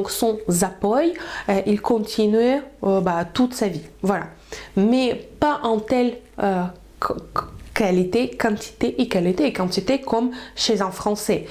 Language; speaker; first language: French; non-native, fluent; Russian